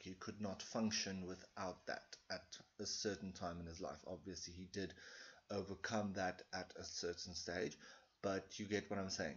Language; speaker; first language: English; non-native, local second language; Afrikaans